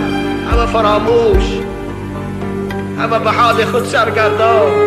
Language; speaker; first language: Persian; native; Persian